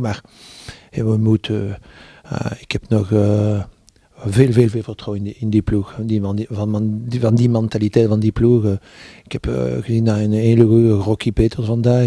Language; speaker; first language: Dutch; non-native, local second language; French